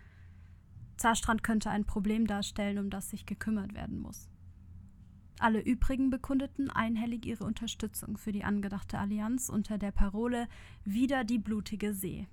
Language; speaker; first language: German; native; German